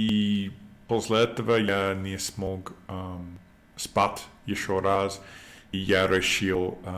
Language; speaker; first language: Russian; non-native, learner; English